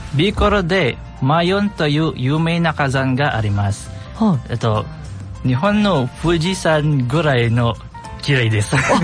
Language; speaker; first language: Japanese; non-native, learner; Bikol